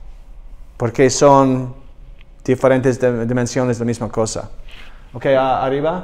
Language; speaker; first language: Spanish; non-native, learner; English